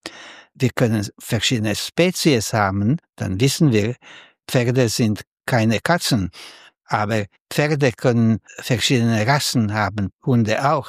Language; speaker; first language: German; non-native, fluent; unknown